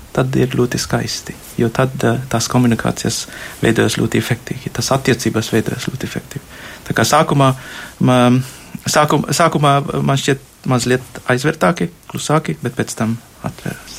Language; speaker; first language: Latvian; non-native, fluent; Sinhala